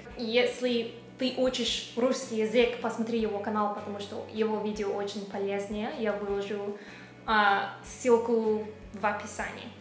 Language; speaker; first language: Russian; non-native, learner; English